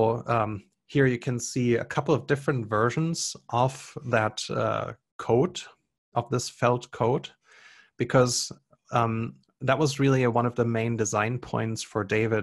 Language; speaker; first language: English; non-native, fluent; German